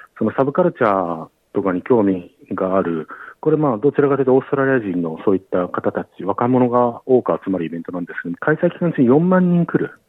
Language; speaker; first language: Japanese; native; Japanese